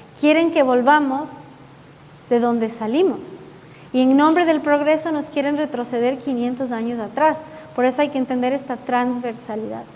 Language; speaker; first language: Spanish; early bilingual, heritage; Spanish